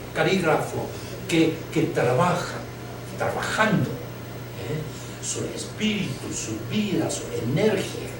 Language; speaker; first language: Spanish; non-native, learner; Chinese